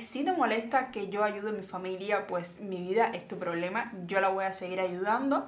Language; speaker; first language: Spanish; native; Spanish